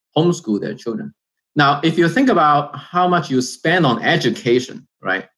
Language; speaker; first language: English; non-native, fluent; Chinese